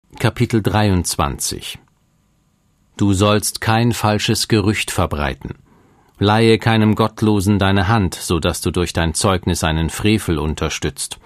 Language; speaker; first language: German; native; German